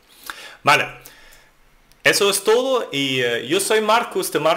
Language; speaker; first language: Spanish; non-native, fluent; German